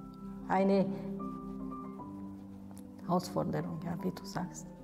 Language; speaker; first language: German; non-native, fluent; Romanian